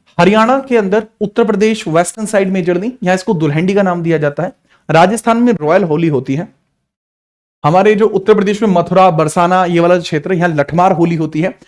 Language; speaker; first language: Hindi; native; Hindi